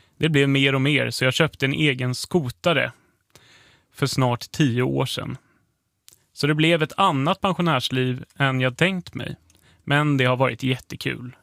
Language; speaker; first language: Swedish; native; Swedish